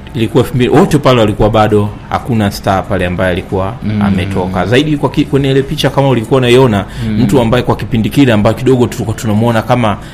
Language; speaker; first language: Swahili; native; Swahili